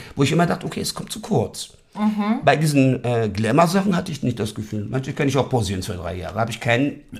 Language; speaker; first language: German; native; German